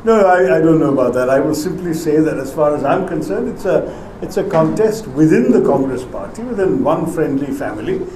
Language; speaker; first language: English; non-native, local second language; Malayalam